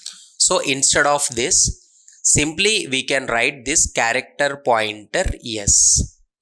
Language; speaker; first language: English; non-native, local second language; Telugu